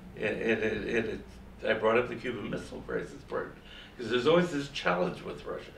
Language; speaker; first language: English; native; English